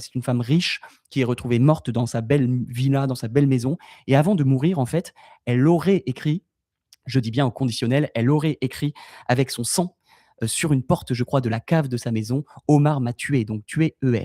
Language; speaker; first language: French; native; French